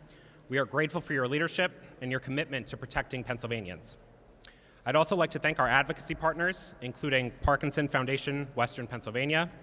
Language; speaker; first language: English; native; English